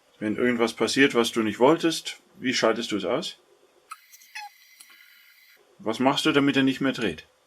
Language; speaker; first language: German; native; German